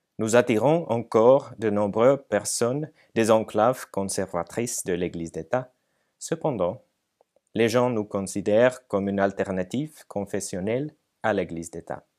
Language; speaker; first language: French; non-native, fluent; Finnish